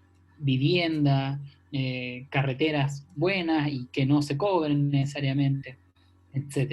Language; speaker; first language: Spanish; native; Spanish